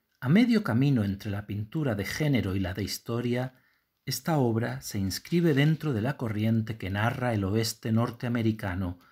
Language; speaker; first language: Spanish; native; Spanish